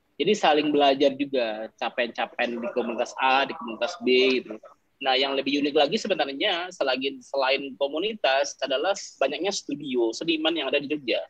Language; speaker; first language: Indonesian; non-native, local second language; Minangkabau